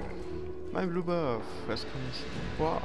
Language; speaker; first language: German; native; German